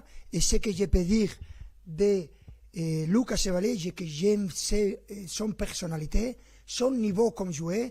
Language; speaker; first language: French; non-native, fluent; Spanish